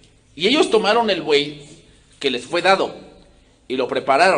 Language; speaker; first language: Spanish; native; Spanish